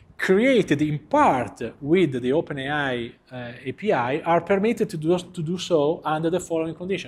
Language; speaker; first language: English; non-native, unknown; Italian